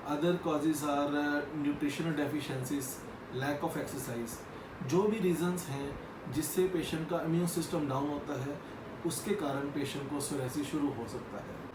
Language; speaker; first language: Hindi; native; Hindi